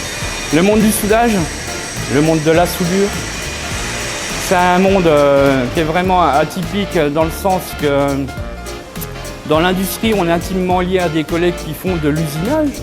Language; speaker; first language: French; native; French